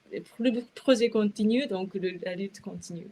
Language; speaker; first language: French; non-native, fluent; Japanese